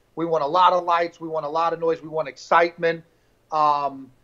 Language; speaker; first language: English; native; English